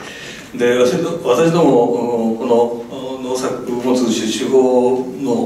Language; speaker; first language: Japanese; native; Japanese